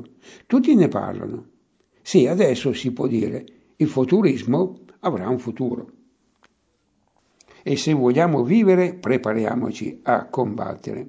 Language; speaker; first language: Italian; native; Italian